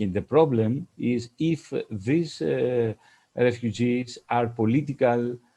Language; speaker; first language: English; non-native, fluent; Greek